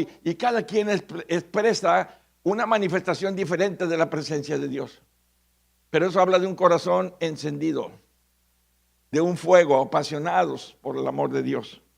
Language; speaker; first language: Spanish; native; Spanish